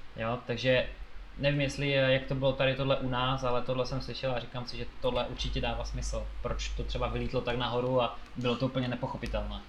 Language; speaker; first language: Czech; native; Czech